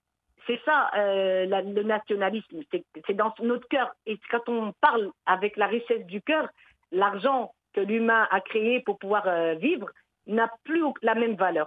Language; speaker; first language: French; early bilingual, other home language; Arabic